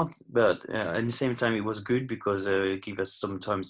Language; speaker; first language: English; non-native, fluent; French